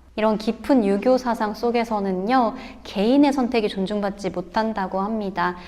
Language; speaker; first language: Korean; native; Korean